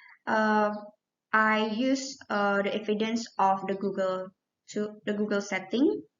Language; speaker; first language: English; non-native, learner; Indonesian